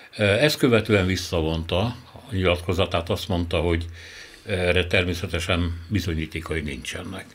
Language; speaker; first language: Hungarian; native; Hungarian